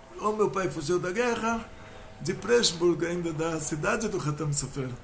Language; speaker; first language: Portuguese; non-native, fluent; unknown